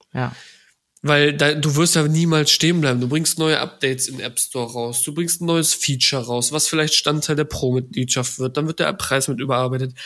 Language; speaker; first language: German; native; German